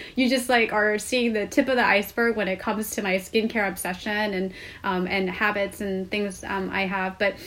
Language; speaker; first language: English; non-native, fluent; Korean